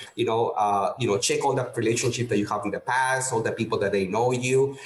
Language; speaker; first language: English; non-native, fluent; Spanish